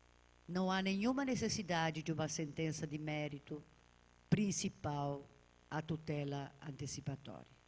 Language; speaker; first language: Portuguese; native; Portuguese